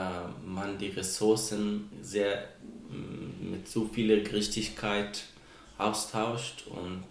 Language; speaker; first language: German; non-native, fluent; Persian